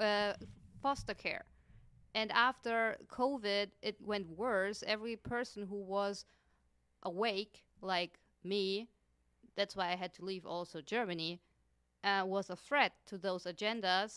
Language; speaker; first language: English; non-native, fluent; German